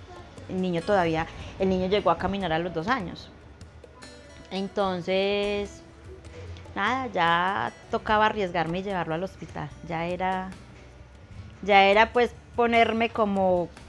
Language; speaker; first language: Spanish; native; Spanish